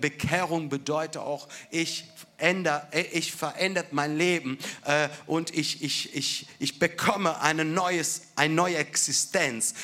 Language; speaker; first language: German; non-native, fluent; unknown